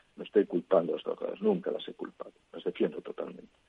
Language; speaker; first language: Spanish; native; Spanish